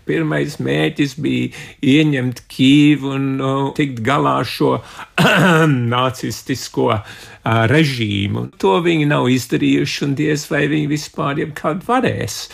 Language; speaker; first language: Latvian; early bilingual, heritage; Latvian